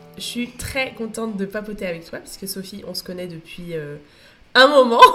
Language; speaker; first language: French; native; French